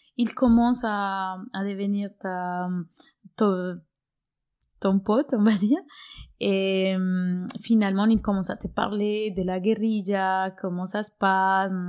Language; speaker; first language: French; non-native, fluent; Spanish